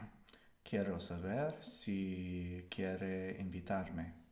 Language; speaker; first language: Spanish; non-native, learner; English